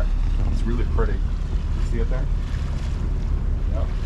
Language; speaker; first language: English; native; English